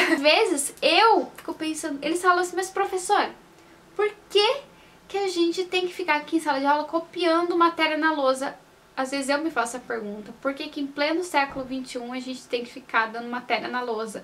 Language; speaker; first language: Portuguese; native; Portuguese